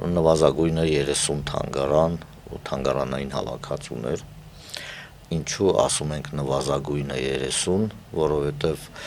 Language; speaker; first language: Armenian; native; Armenian